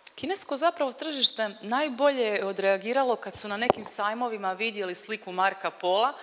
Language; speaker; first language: Croatian; native; Croatian